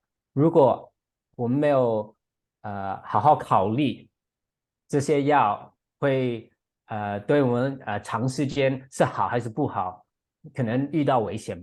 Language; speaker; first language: Chinese; non-native, fluent; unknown